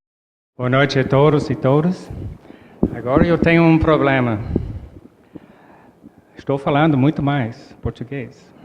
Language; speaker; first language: Portuguese; non-native, learner; English